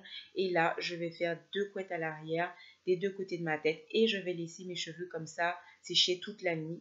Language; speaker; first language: French; native; French